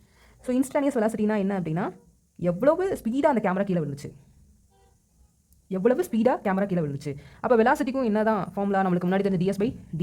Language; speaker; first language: Tamil; native; Tamil